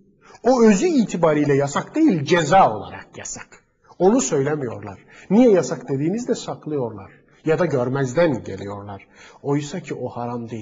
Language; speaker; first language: Turkish; native; Turkish